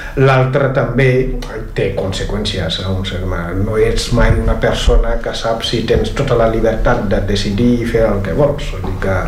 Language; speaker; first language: Catalan; non-native, fluent; Wolof